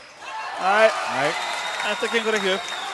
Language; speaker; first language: Icelandic; native; Icelandic